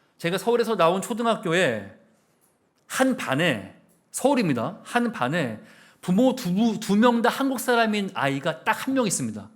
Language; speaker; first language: Korean; native; Korean